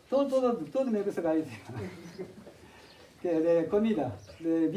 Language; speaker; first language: Spanish; non-native, fluent; Japanese